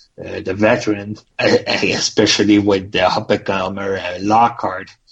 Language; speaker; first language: English; non-native, fluent; French